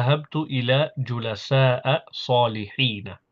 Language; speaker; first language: Arabic; non-native, fluent; English